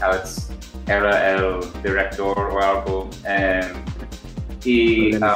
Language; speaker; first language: Spanish; non-native, learner; English